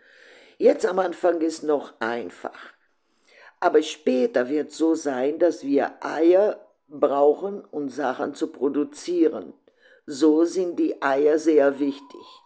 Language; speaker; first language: German; non-native, fluent; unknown